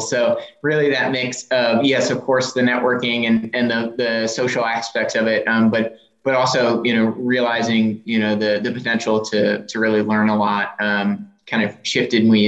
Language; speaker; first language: English; native; English